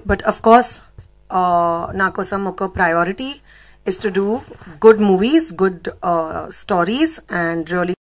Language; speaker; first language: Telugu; non-native, local second language; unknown